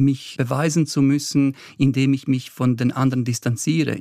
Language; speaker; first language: German; early bilingual, other home language; Bosnian